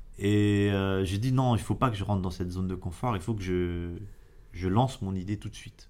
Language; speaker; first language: French; early bilingual, other home language; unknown